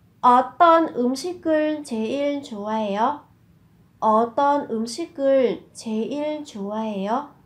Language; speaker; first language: Korean; non-native, fluent; Vietnamese